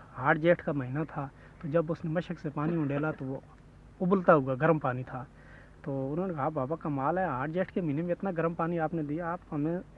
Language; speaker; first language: Urdu; non-native, local second language; Punjabi